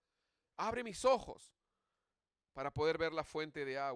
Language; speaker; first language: Spanish; native; Spanish